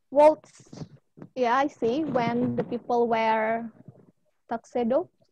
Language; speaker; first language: English; non-native, fluent; Indonesian